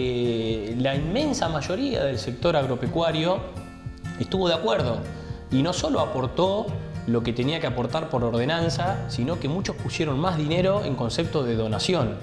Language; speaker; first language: Spanish; native; Spanish